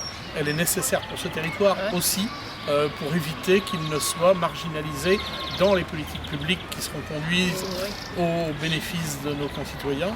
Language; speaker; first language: French; native; French